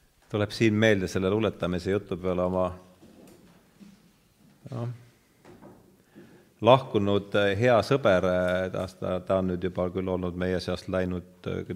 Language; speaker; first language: Estonian; native; Estonian